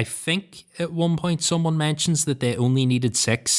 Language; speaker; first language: English; native; English